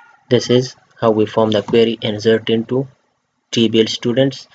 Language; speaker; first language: English; non-native, fluent; Persian